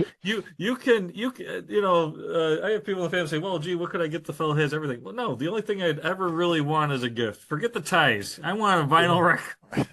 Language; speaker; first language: English; native; English